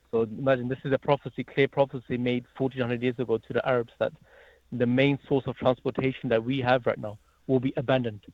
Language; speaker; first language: English; native; English